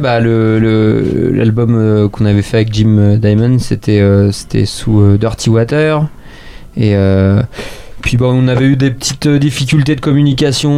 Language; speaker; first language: French; native; French